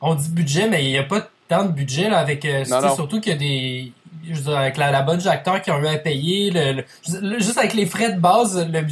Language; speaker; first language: French; native; French